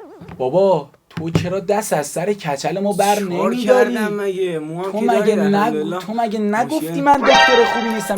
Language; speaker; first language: Persian; native; Persian